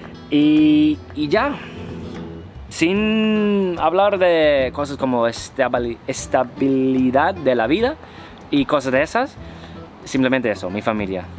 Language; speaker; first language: Spanish; non-native, fluent; English